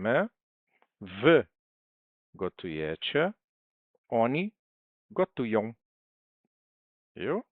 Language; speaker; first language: Polish; non-native, fluent; Portuguese